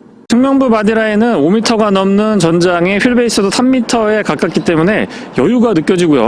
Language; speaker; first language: Korean; native; Korean